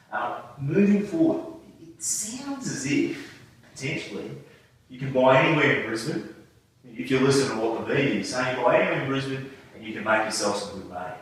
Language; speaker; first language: English; native; English